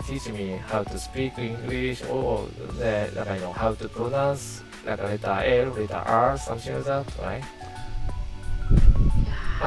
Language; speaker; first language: English; non-native, learner; Japanese